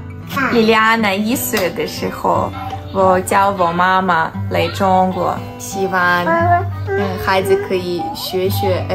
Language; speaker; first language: Chinese; non-native, fluent; Russian